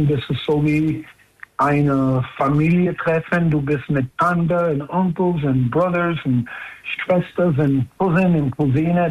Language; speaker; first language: German; non-native, fluent; English